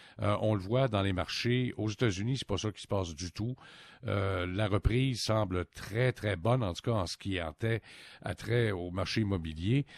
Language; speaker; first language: French; native; French